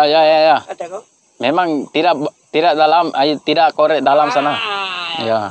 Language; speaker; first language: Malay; non-native, fluent; Filipino